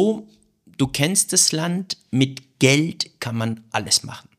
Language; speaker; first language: German; non-native, fluent; Persian